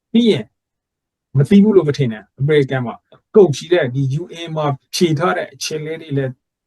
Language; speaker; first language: Burmese; native; Burmese